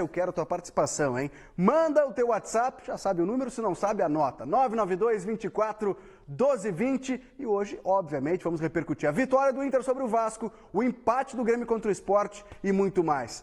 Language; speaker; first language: Portuguese; native; Portuguese